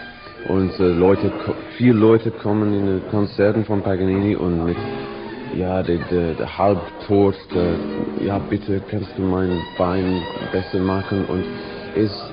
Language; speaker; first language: German; non-native, learner; English